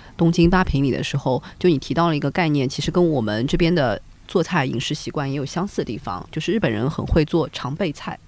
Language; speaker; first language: Chinese; native; Chinese